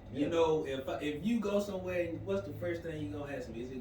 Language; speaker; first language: English; native; English